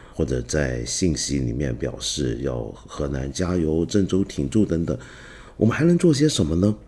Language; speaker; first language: Chinese; non-native, local second language; Cantonese